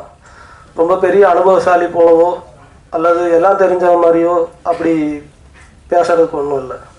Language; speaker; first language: Tamil; native; Tamil